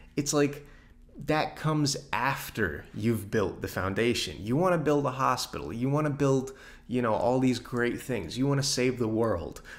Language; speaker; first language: English; native; English